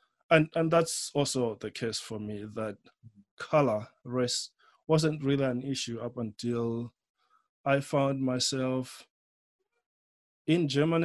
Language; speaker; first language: English; non-native, local second language; Nyanja